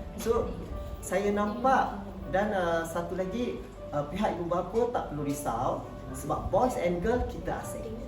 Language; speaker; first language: Malay; native; Malay